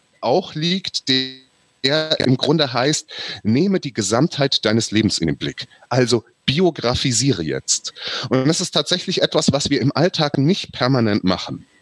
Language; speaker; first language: German; native; German